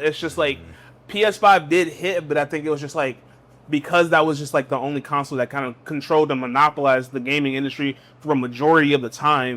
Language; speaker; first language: English; native; English